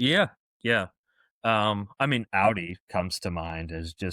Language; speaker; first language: English; native; English